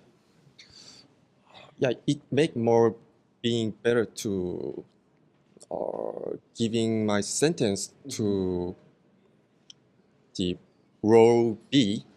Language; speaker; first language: English; non-native, learner; Korean